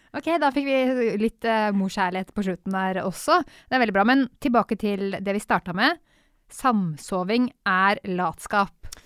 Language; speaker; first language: Norwegian; native; Norwegian